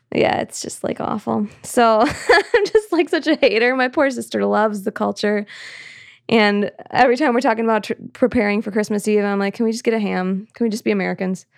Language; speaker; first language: English; early bilingual, other home language; Italian